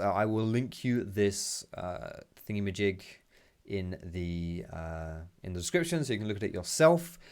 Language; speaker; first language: English; native; English